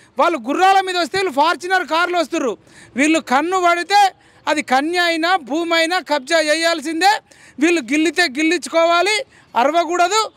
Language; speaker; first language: Telugu; native; Telugu